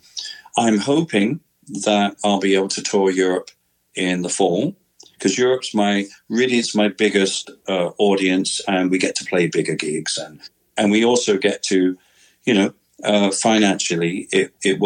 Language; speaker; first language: English; native; English